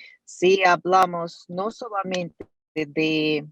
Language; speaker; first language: Spanish; non-native, fluent; Russian